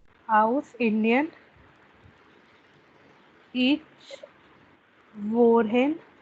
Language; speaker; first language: German; non-native, learner; Hindi